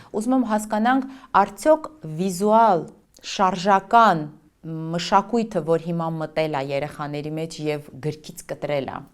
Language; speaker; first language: Armenian; native; Armenian